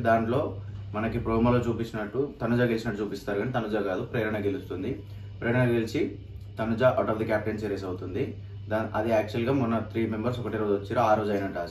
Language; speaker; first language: Telugu; native; Telugu